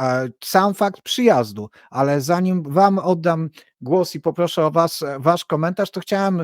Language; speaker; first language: Polish; native; Polish